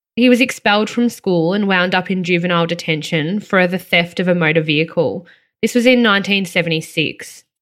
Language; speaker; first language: English; native; English